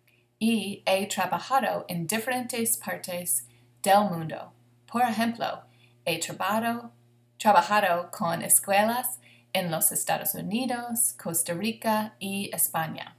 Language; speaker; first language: Spanish; non-native, fluent; English